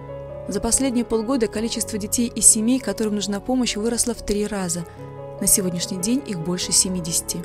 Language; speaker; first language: Russian; native; Russian